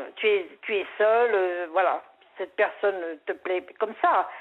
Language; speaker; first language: French; native; French